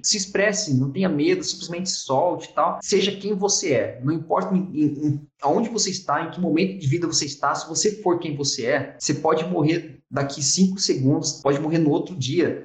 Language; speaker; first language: Portuguese; native; Portuguese